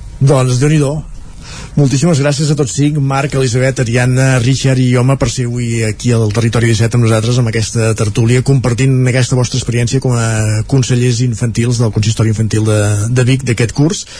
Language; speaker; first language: Catalan; native; Catalan